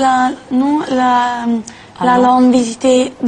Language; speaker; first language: French; non-native, learner; Italian